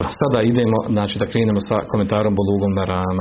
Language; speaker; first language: Croatian; native; Croatian